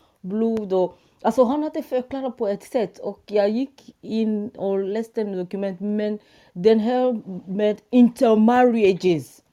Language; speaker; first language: Swedish; non-native, fluent; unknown